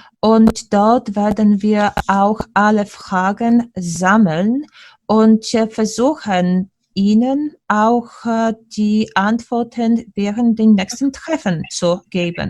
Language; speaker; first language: German; non-native, fluent; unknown